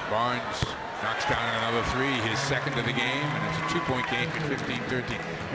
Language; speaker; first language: English; native; English